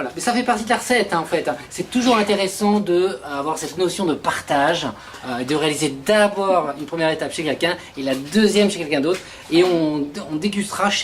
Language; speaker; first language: French; native; French